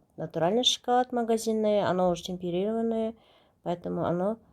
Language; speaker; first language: Russian; non-native, local second language; Kazakh